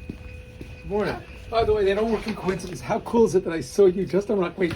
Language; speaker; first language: English; native; English